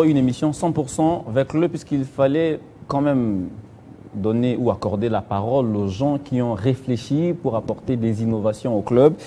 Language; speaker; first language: French; non-native, local second language; Lingala